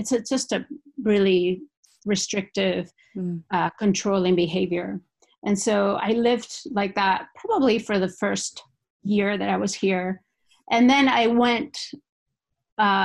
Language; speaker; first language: English; non-native, fluent; Spanish